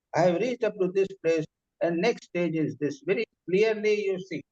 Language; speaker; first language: English; non-native, local second language; Hindi